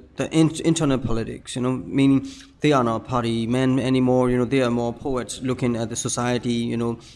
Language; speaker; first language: English; non-native, fluent; Burmese